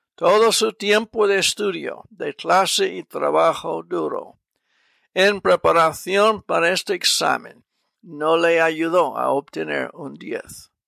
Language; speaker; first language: Spanish; non-native, fluent; English